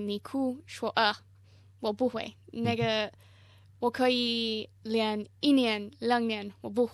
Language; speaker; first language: Chinese; non-native, learner; English